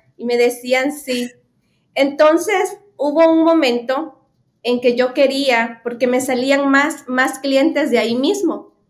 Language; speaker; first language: Spanish; native; Spanish